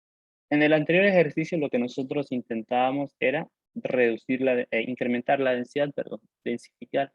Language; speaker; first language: Spanish; native; Spanish